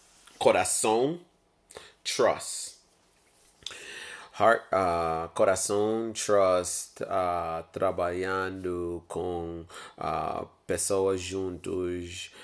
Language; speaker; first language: Portuguese; non-native, learner; English